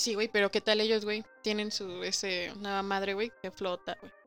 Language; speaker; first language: Spanish; native; Spanish